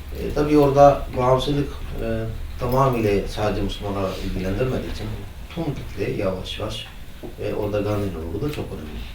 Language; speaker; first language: Turkish; non-native, fluent; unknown